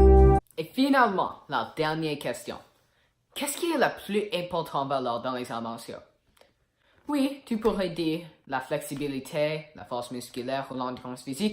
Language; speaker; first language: French; non-native, learner; English